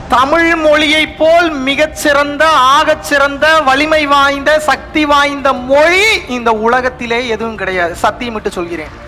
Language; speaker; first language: Tamil; non-native, local second language; Telugu